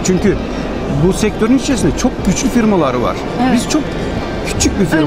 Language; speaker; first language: Turkish; early bilingual, heritage; Turkish